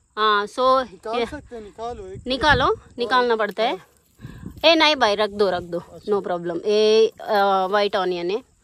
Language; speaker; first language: Hindi; non-native, local second language; Telugu